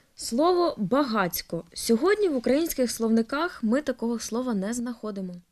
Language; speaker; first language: Ukrainian; native; Ukrainian